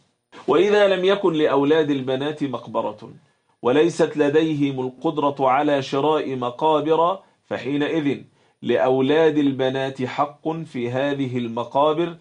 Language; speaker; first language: Arabic; native; Arabic